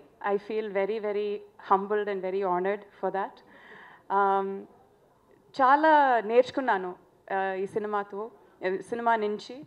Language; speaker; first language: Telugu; non-native, local second language; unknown